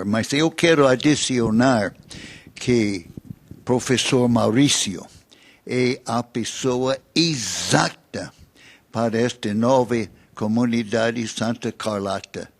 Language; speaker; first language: Portuguese; non-native, fluent; English